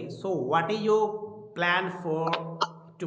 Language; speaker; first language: English; non-native, local second language; Hindi